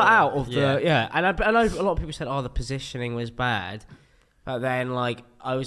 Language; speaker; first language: English; native; English